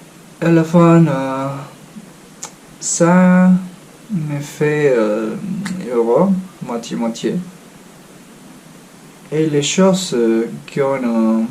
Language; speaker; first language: French; non-native, fluent; Spanish